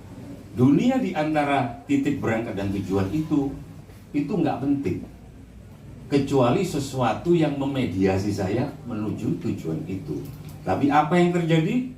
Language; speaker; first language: Indonesian; non-native, local second language; Javanese